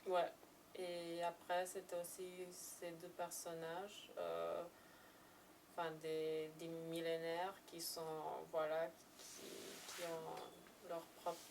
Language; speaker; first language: French; non-native, fluent; Serbian